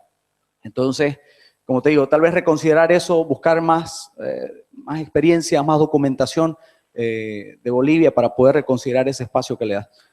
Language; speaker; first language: Spanish; native; Spanish